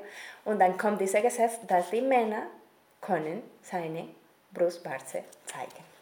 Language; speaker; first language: German; non-native, learner; Spanish